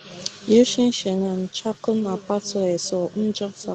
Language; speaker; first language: Korean; non-native, learner; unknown